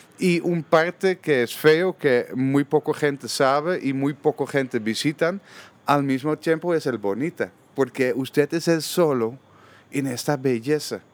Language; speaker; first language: Spanish; non-native, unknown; Dutch